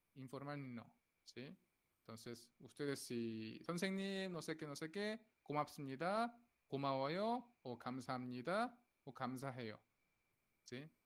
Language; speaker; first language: Spanish; non-native, fluent; Korean